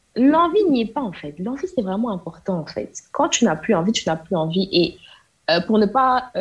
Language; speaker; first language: French; non-native, local second language; Wolof